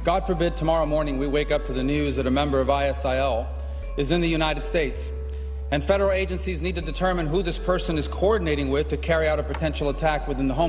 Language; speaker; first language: English; native; English